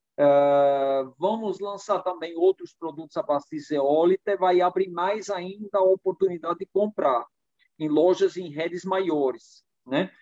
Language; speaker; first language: Portuguese; non-native, fluent; German